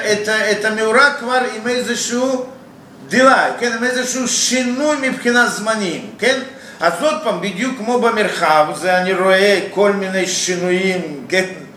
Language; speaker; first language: Hebrew; non-native, fluent; Russian